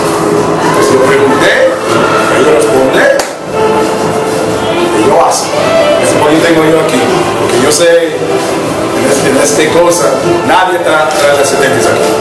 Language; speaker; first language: Spanish; non-native, learner; English